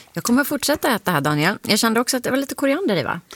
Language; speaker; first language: Swedish; native; Swedish